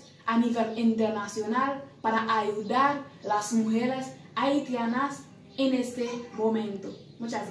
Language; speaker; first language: Spanish; non-native, learner; Haitian Creole